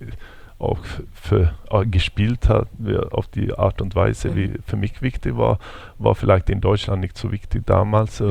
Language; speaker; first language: German; non-native, fluent; Swedish